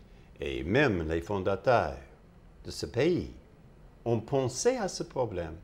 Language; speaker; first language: French; non-native, fluent; English